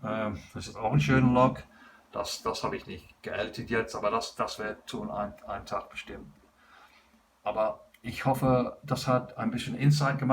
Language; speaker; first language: German; non-native, learner; English